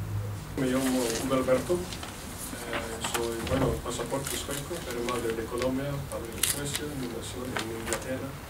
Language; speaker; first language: Spanish; early bilingual, heritage; Spanish